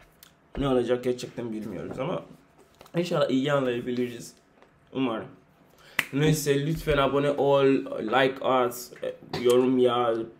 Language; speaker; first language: Turkish; non-native, fluent; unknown